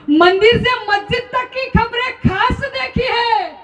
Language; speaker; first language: Hindi; non-native, local second language; Marathi